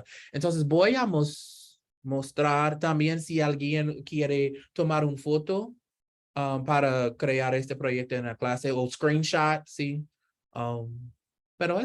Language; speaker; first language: Spanish; non-native, learner; English